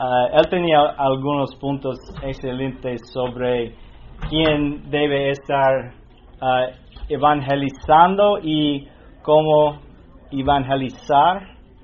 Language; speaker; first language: Spanish; non-native, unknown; English